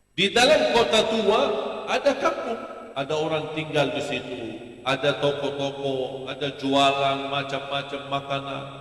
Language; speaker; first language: Malay; non-native, fluent; Arabic